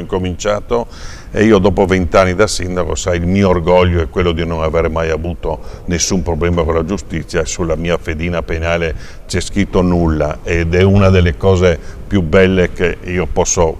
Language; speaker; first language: Italian; native; Italian